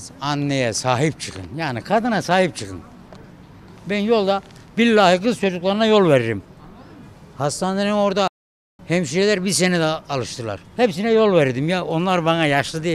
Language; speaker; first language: Turkish; native; Turkish